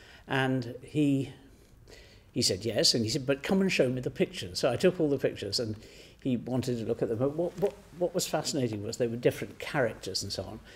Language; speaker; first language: English; native; English